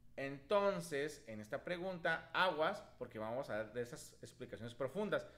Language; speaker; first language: Spanish; native; Spanish